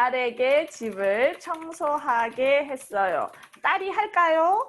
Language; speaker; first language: Korean; native; Korean